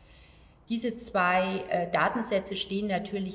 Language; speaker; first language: German; native; German